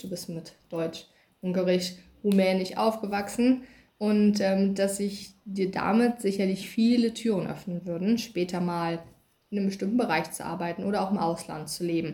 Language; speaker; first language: German; native; German